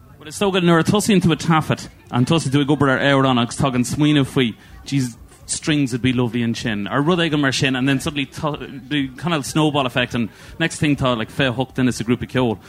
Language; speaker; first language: Irish; non-native, local second language; English